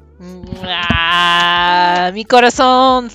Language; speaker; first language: Spanish; non-native, learner; English